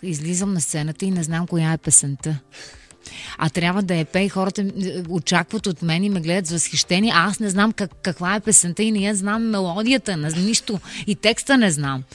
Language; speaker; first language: Bulgarian; native; Bulgarian